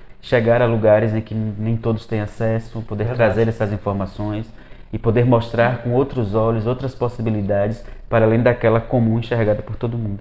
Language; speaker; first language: Portuguese; early bilingual, other home language; Spanish